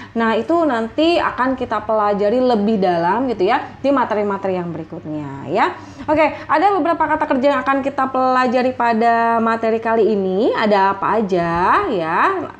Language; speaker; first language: Indonesian; native; Indonesian